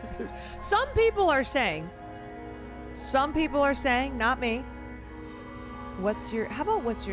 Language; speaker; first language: English; native; English